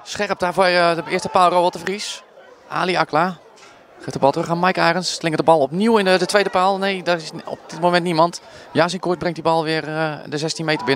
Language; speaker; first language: Dutch; native; Dutch